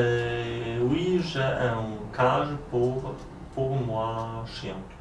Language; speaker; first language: French; non-native, learner; Polish